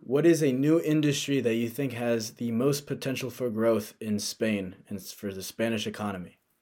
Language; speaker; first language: English; native; English